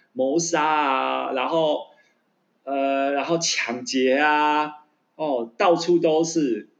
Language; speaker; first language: Chinese; native; Chinese